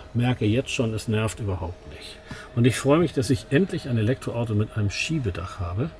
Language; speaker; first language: German; native; German